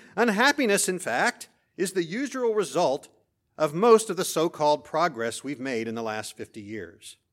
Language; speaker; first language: English; native; English